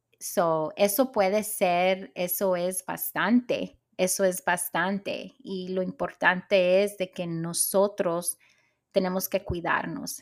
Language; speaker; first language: Spanish; early bilingual, heritage; Spanish